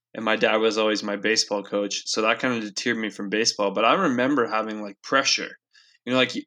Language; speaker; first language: English; native; English